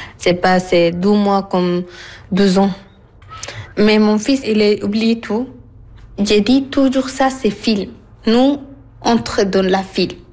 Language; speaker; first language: French; non-native, learner; Arabic